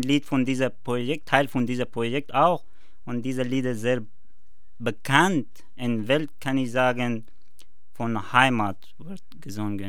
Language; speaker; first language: German; non-native, learner; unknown